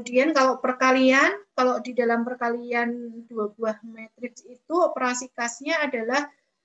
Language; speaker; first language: Indonesian; native; Indonesian